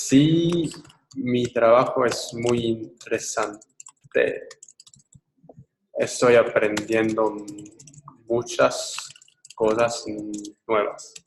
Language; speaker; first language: Spanish; non-native, learner; English